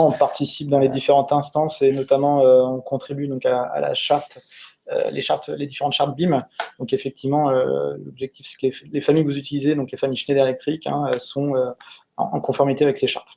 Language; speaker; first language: French; native; French